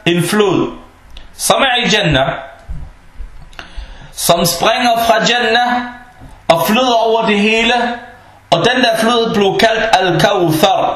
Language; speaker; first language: Danish; early bilingual, other home language; Arabic